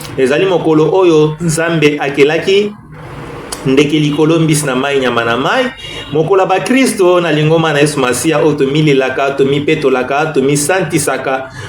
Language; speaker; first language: Lingala; native; Lingala